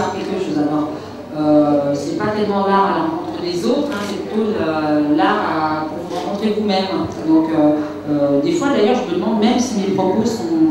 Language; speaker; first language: French; native; French